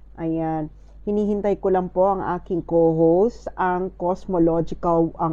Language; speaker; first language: Filipino; native; Filipino